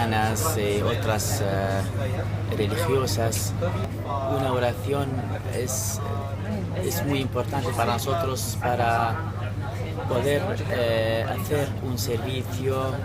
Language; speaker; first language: Spanish; non-native, fluent; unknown